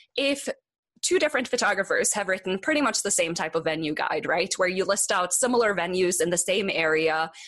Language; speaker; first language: English; non-native, fluent; Norwegian